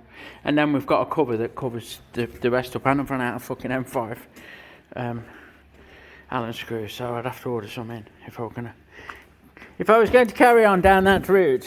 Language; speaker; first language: English; native; English